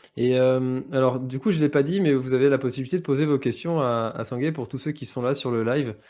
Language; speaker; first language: French; native; French